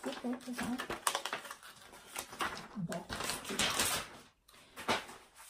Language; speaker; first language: Swedish; non-native, learner; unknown